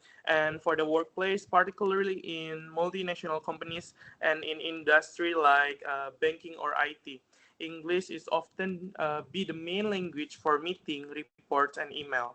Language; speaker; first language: English; non-native, fluent; Indonesian